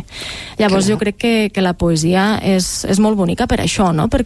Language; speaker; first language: Catalan; native; Catalan